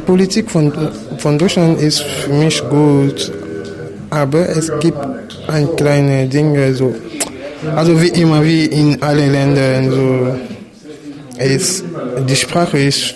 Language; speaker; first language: German; non-native, learner; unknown